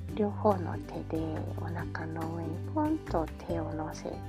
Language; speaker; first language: Japanese; native; Japanese